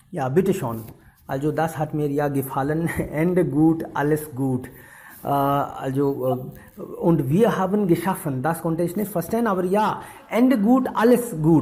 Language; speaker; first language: German; non-native, fluent; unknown